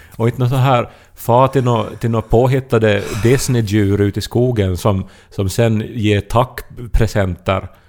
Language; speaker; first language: Swedish; native; Swedish